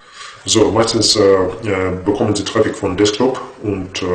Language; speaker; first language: German; non-native, fluent; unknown